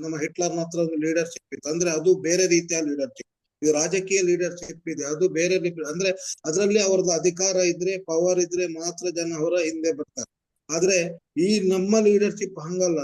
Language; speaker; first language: Kannada; native; Kannada